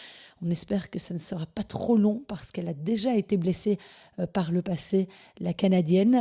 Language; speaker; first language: French; native; French